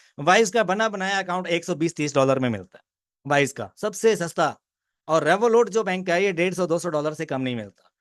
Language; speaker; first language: Urdu; non-native, local second language; Punjabi